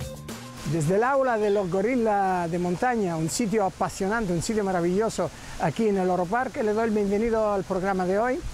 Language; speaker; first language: Spanish; non-native, fluent; Italian